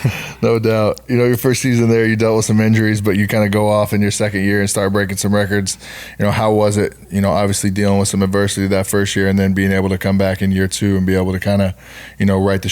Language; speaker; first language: English; native; English